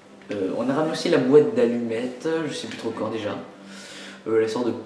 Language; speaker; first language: French; native; French